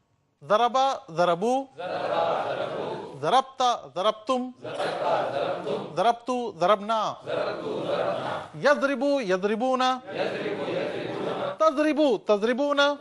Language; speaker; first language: Arabic; non-native, learner; Urdu